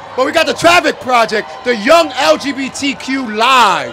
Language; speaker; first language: English; early bilingual, other home language; Spanish